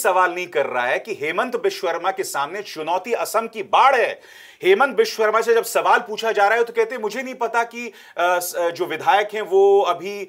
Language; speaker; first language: Hindi; native; Hindi